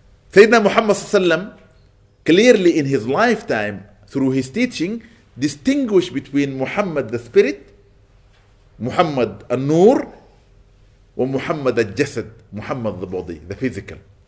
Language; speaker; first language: English; non-native, fluent; Arabic